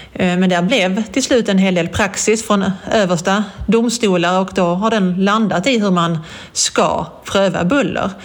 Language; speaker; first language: Swedish; native; Swedish